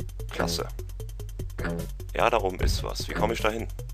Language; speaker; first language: German; native; German